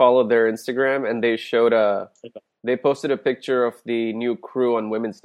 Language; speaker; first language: English; non-native, local second language; Hindi